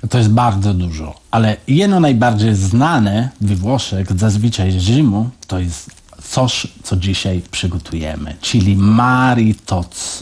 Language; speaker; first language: Polish; non-native, learner; Italian